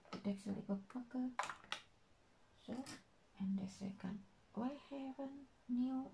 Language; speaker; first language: Dutch; non-native, learner; Indonesian